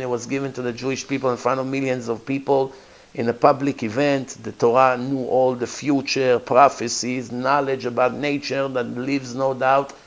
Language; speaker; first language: English; non-native, fluent; Hebrew